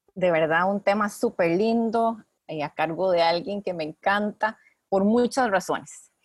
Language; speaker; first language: Spanish; native; Spanish